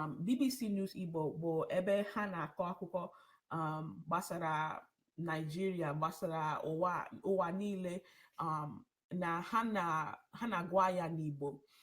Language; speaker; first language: Igbo; early bilingual, heritage; English